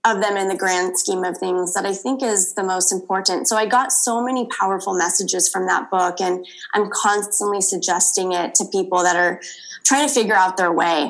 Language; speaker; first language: English; native; English